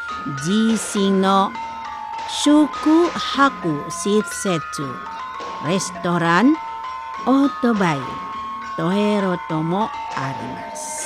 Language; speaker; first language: Japanese; non-native, learner; Indonesian